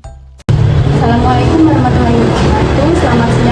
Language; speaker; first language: Indonesian; native; Indonesian